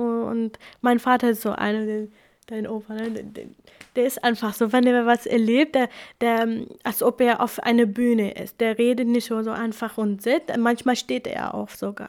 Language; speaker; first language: German; early bilingual, other home language; Kurdish